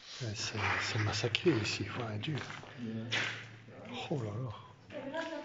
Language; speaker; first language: French; native; French